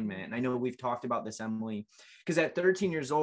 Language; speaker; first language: English; native; English